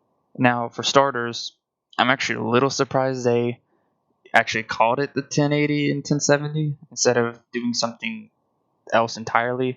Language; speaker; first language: English; native; English